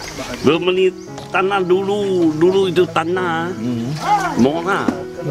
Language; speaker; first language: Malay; non-native, local second language; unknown